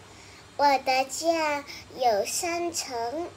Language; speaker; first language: Chinese; non-native, learner; Vietnamese